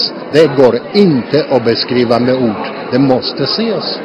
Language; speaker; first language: Swedish; non-native, fluent; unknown